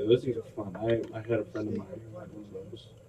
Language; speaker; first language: English; native; English